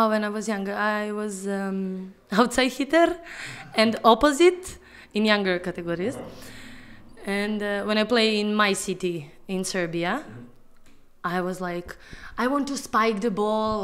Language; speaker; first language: English; non-native, fluent; Serbian